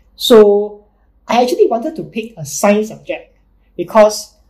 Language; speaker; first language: English; non-native, local second language; Chinese